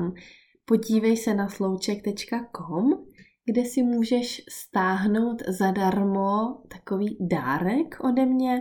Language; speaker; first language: Czech; native; Czech